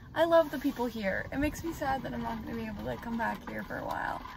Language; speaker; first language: English; native; English